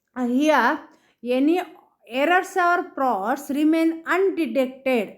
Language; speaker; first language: English; non-native, local second language; Kannada